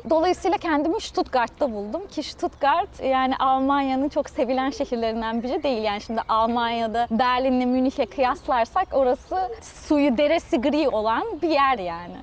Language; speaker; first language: Turkish; native; Turkish